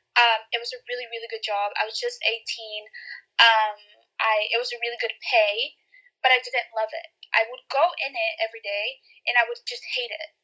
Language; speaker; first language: English; early bilingual, other home language; Spanish